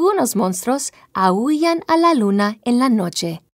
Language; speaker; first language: Spanish; non-native, learner; English